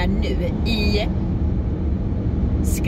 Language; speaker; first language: Swedish; native; Swedish